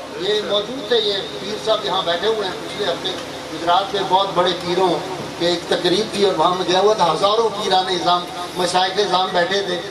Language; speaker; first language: Urdu; non-native, local second language; Punjabi